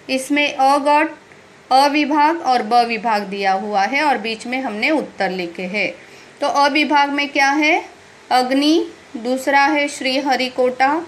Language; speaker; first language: Hindi; non-native, local second language; Marathi